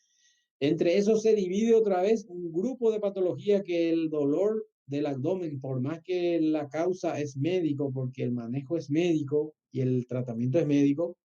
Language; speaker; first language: Spanish; native; Spanish